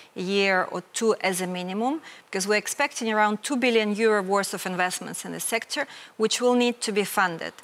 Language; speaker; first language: English; non-native, fluent; Ukrainian